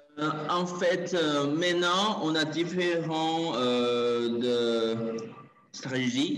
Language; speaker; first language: French; non-native, learner; Chinese